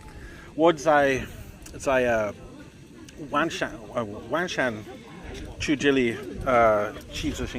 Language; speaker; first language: Chinese; non-native, learner; English